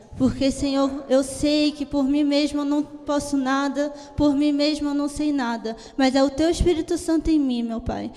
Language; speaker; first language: Portuguese; early bilingual, heritage; Italian